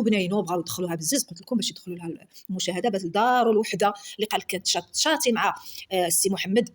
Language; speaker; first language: Arabic; native; Arabic